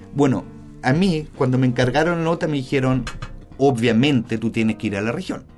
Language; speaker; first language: Spanish; early bilingual, other home language; German